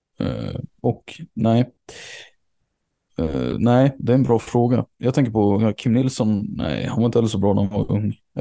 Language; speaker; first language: Swedish; native; Swedish